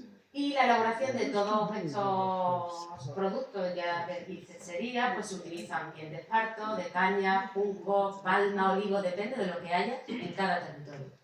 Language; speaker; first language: Spanish; native; Spanish